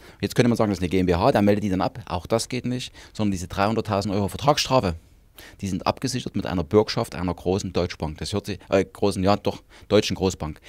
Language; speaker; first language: German; native; German